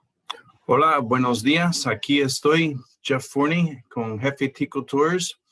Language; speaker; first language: Spanish; non-native, fluent; English